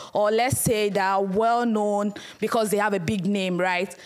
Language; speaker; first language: English; non-native, local second language; Yoruba